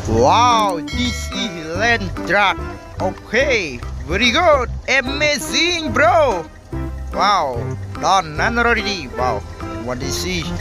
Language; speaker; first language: English; non-native, learner; Khmer